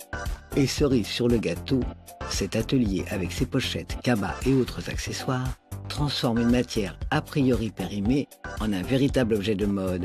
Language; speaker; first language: French; native; French